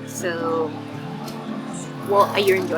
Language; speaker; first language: English; native; English